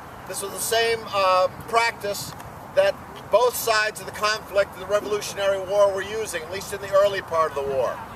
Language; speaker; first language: English; native; English